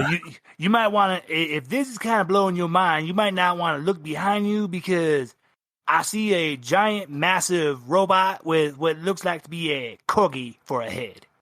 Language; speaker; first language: English; native; English